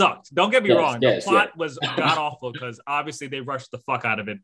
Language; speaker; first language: English; native; English